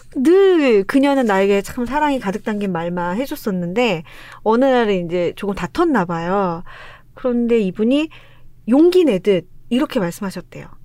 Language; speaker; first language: Korean; native; Korean